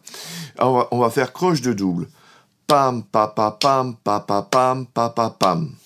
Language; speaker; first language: French; native; French